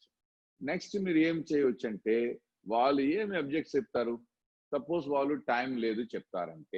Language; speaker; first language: Telugu; non-native, local second language; Tamil